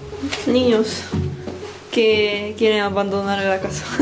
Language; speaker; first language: Spanish; non-native, learner; Japanese